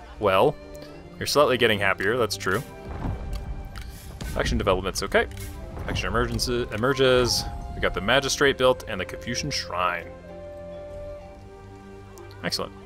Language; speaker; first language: English; native; English